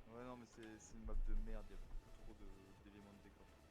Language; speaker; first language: French; native; French